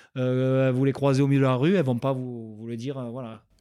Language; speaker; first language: French; native; French